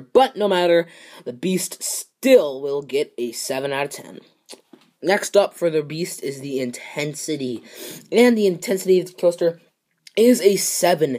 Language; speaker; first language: English; native; English